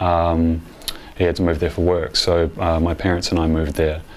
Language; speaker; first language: English; native; English